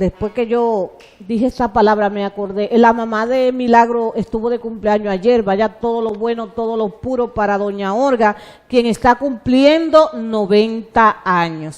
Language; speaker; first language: Spanish; native; Spanish